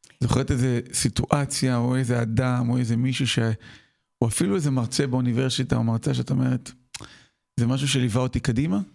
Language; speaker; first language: Hebrew; native; Hebrew